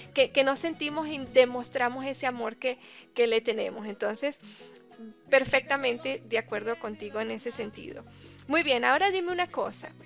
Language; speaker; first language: Spanish; native; Spanish